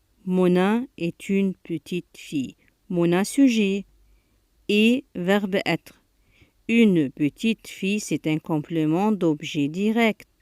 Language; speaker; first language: French; non-native, fluent; Arabic